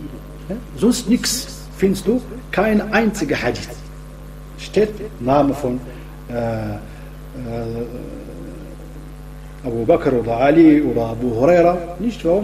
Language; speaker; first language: German; non-native, fluent; Arabic